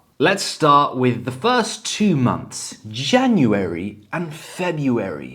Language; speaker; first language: English; early bilingual, other home language; Polish